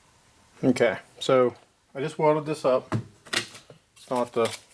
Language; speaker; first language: English; native; English